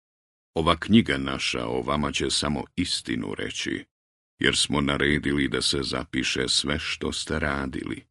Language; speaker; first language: Croatian; native; Croatian